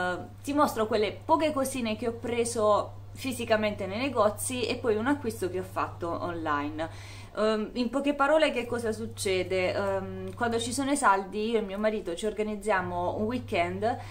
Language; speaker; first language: Italian; native; Italian